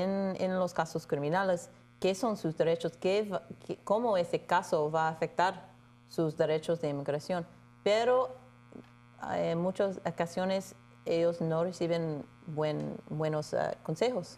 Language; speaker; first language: Spanish; non-native, fluent; English